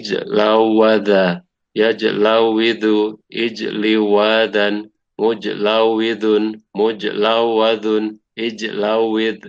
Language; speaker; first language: Arabic; non-native, learner; Indonesian